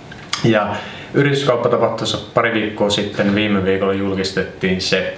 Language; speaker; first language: Finnish; native; Finnish